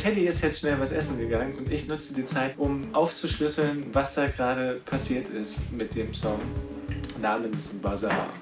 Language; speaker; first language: German; native; German